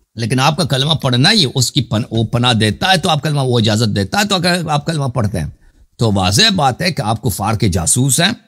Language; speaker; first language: Urdu; non-native, fluent; Persian